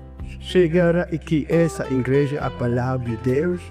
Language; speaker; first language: Portuguese; non-native, learner; Lingala